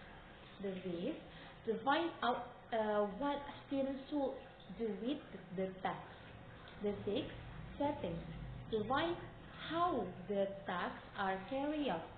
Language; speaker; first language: English; non-native, learner; Indonesian